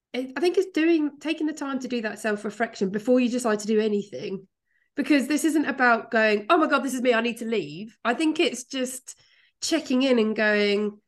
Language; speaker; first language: English; native; English